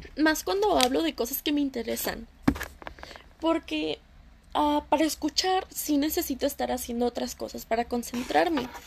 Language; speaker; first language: Spanish; early bilingual, heritage; Spanish